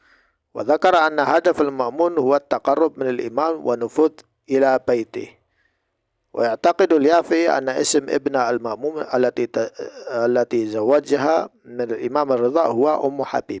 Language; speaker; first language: Arabic; non-native, fluent; Indonesian